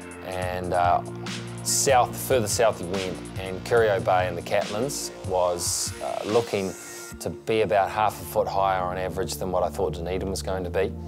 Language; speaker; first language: English; native; English